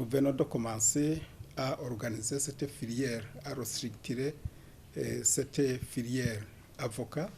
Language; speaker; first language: French; non-native, local second language; Rundi